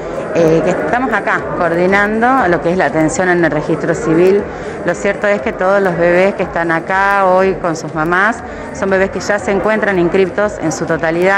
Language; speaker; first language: Spanish; native; Spanish